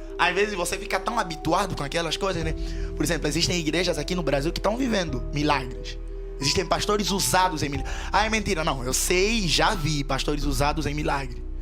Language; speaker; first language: Portuguese; native; Portuguese